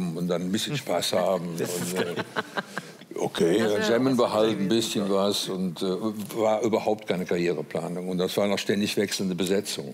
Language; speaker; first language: German; native; German